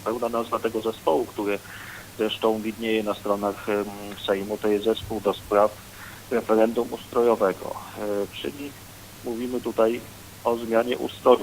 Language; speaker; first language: Polish; native; Polish